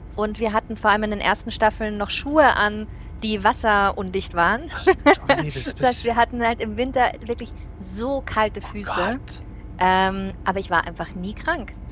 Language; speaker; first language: German; native; German